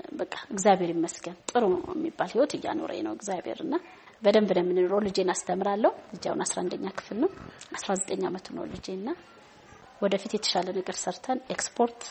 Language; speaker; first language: Amharic; native; Amharic